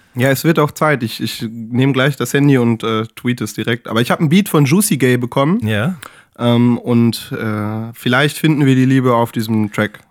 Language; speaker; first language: German; native; German